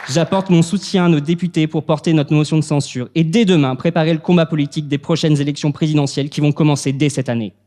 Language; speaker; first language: French; native; French